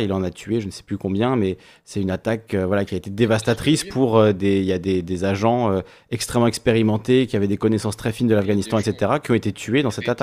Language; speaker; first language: French; native; French